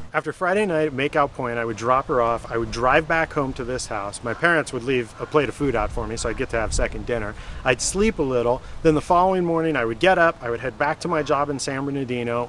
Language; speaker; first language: English; native; English